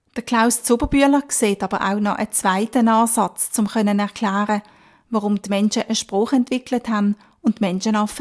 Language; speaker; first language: German; native; German